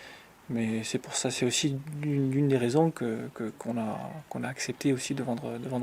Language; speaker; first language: French; native; French